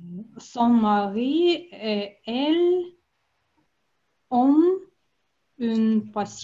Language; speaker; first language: French; non-native, learner; Russian